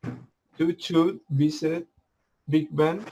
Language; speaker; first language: English; non-native, learner; Spanish